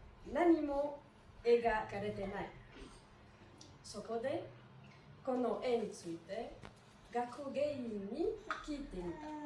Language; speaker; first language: Japanese; non-native, learner; French